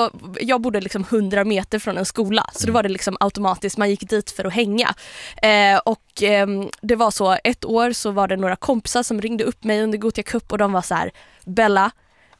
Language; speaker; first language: Swedish; native; Swedish